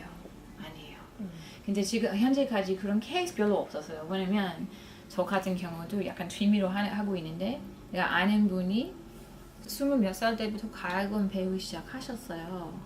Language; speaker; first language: Korean; non-native, fluent; English